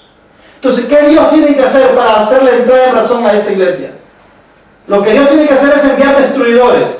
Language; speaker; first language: Spanish; native; Spanish